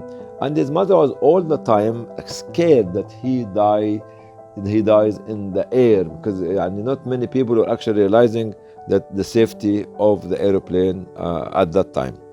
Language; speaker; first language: English; non-native, fluent; Arabic